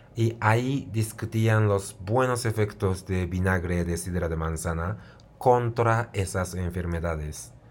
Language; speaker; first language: Spanish; non-native, fluent; Japanese